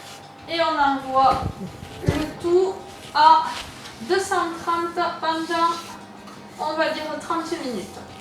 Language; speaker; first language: French; native; French